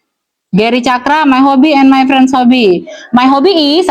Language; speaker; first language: English; non-native, learner; Indonesian